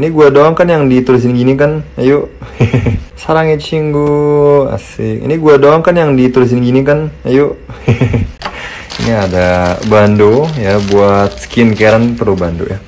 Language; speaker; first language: Indonesian; native; Indonesian